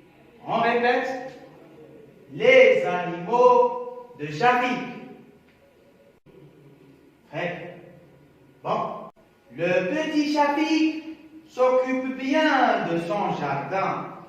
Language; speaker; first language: French; non-native, local second language; Arabic